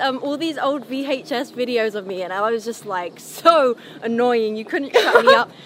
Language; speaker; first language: English; native; English